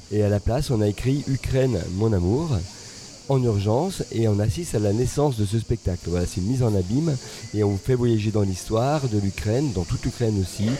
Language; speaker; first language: French; native; French